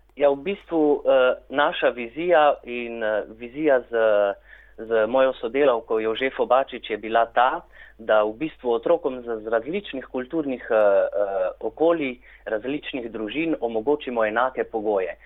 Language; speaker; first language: Slovenian; non-native, local second language; Romany